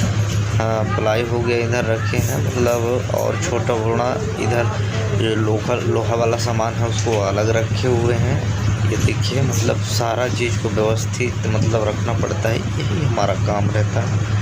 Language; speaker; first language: Hindi; non-native, local second language; Chhattisgarhi